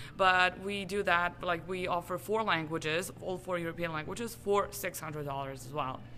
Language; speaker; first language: English; non-native, fluent; Serbian